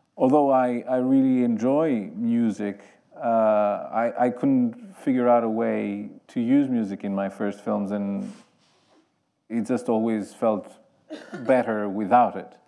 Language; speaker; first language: English; non-native, fluent; Greek